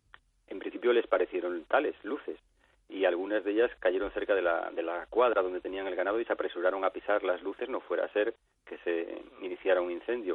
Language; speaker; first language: Spanish; native; Spanish